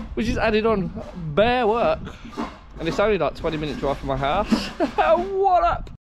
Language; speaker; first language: English; native; English